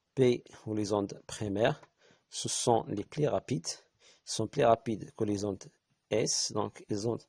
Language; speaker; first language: French; non-native, local second language; Arabic